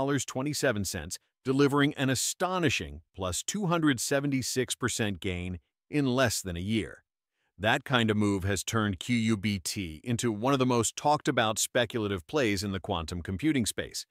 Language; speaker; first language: English; native; English